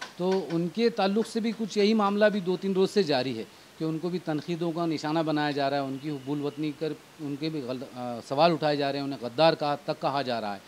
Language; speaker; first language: Urdu; native; Urdu